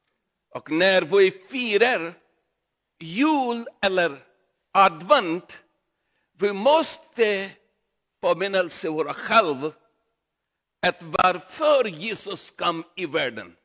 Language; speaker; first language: Swedish; non-native, learner; Urdu